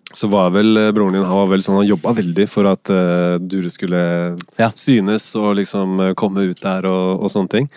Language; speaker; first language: Norwegian; native; Norwegian